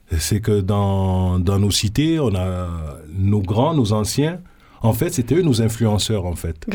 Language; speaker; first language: French; native; French